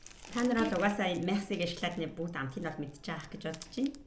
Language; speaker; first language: Mongolian; native; Mongolian